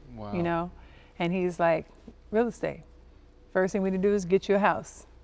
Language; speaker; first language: English; native; English